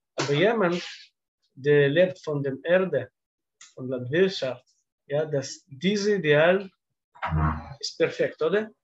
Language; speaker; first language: German; non-native, fluent; Russian